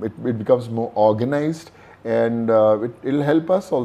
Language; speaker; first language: English; non-native, local second language; Punjabi